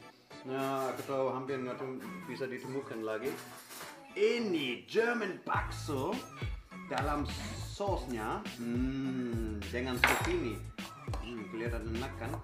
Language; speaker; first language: Indonesian; non-native, fluent; German